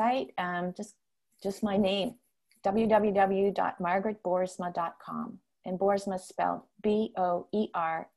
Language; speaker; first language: English; non-native, fluent; Dutch